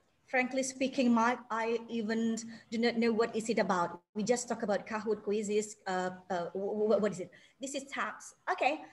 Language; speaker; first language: English; non-native, fluent; Indonesian